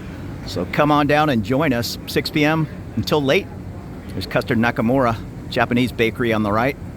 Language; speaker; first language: English; native; English